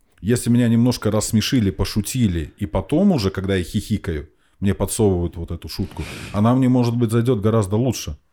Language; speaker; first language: Russian; native; Russian